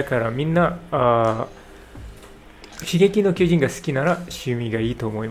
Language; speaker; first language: Japanese; non-native, learner; English